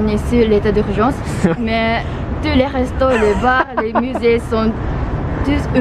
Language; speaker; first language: French; non-native, fluent; Japanese